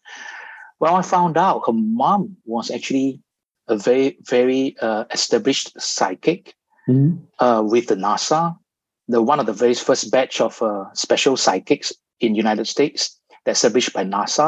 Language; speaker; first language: English; non-native, local second language; Cantonese